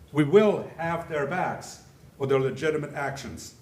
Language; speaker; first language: English; early bilingual, other home language; German